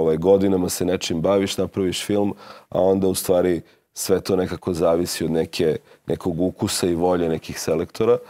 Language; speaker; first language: Serbian; native; Serbian